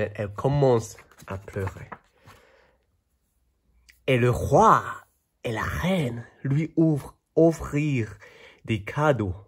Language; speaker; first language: French; non-native, fluent; Chinese